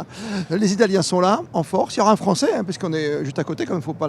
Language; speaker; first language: French; native; French